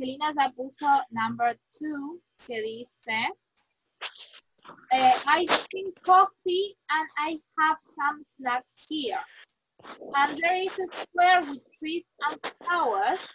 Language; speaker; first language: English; non-native, fluent; Spanish